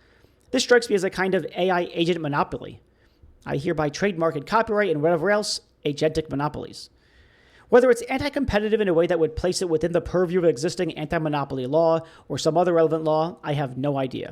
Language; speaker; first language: English; native; English